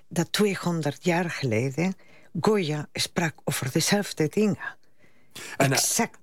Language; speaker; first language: Dutch; non-native, fluent; Spanish